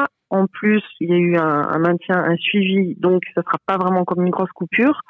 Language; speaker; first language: French; native; French